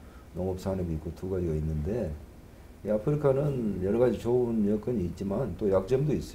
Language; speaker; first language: Korean; native; Korean